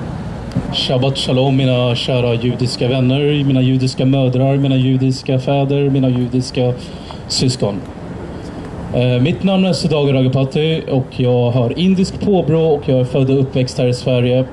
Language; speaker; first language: Swedish; early bilingual, other home language; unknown